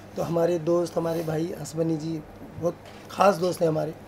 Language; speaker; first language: Hindi; native; Hindi